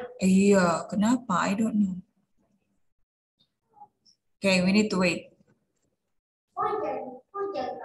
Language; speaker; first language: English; non-native, fluent; Indonesian